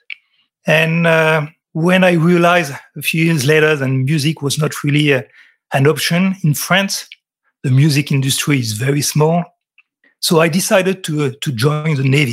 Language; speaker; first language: English; non-native, fluent; French